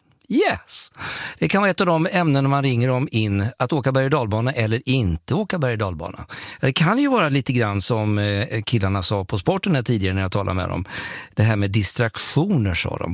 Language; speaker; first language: Swedish; native; Swedish